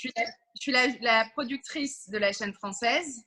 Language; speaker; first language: French; early bilingual, heritage; French